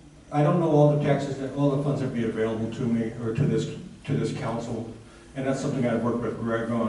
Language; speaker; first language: English; native; English